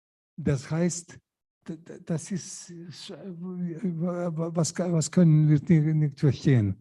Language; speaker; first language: German; non-native, learner; Lithuanian